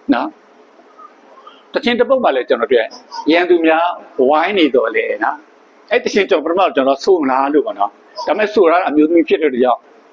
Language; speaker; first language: Burmese; non-native, local second language; S'gaw Karen